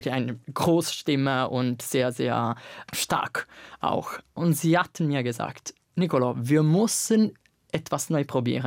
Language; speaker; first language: German; non-native, fluent; Italian